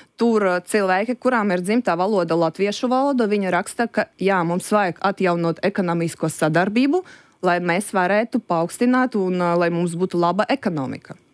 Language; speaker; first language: Latvian; non-native, local second language; Russian